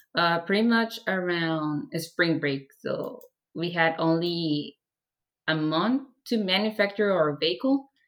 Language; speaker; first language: English; non-native, fluent; Persian